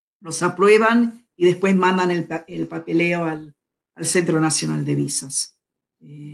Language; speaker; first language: Spanish; non-native, fluent; English